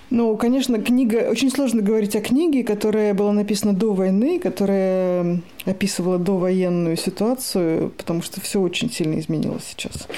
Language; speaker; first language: Russian; native; Russian